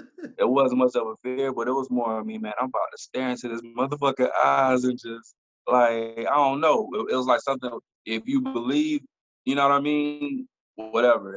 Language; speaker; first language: English; native; English